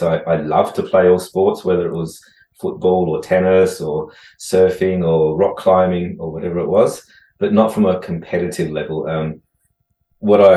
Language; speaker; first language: English; native; English